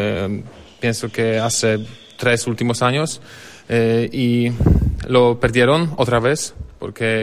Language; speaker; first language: Spanish; non-native, fluent; Polish